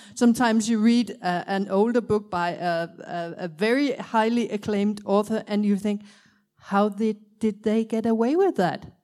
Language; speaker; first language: English; non-native, fluent; Danish